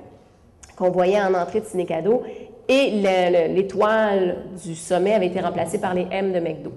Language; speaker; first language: French; native; French